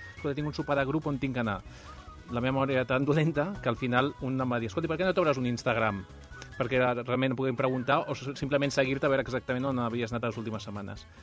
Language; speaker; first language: Catalan; non-native, local second language; Spanish